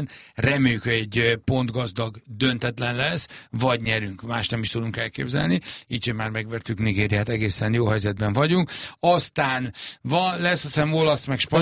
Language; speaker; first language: Hungarian; native; Hungarian